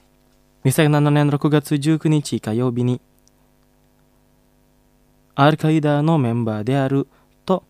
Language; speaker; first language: Japanese; non-native, fluent; Indonesian